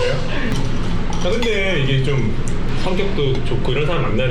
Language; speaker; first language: Korean; native; Korean